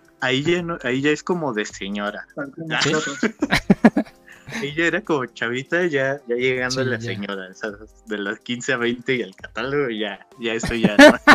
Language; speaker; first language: Spanish; native; Spanish